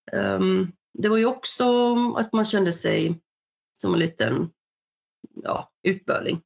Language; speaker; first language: Swedish; early bilingual, other home language; Bosnian